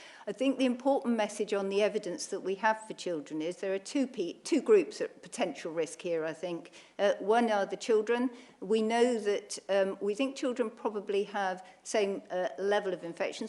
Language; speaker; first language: English; native; English